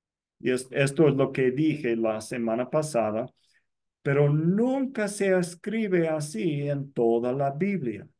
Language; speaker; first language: Spanish; non-native, fluent; English